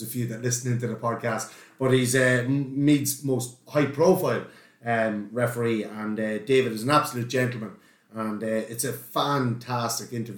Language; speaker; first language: English; native; English